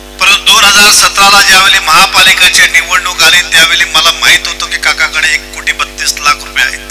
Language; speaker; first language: Marathi; non-native, local second language; Gujarati